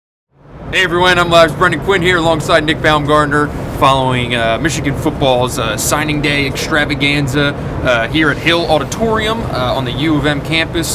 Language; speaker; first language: English; native; English